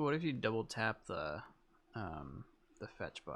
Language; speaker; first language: English; native; English